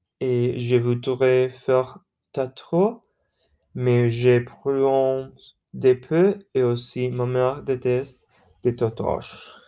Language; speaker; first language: French; non-native, learner; Spanish